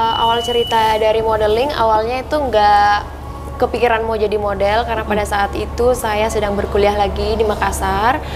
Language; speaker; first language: Indonesian; native; Indonesian